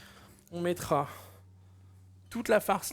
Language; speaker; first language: French; native; French